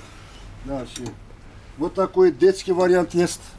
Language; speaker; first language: Russian; non-native, learner; Turkish